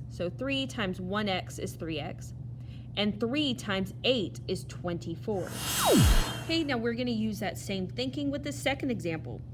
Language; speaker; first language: English; native; English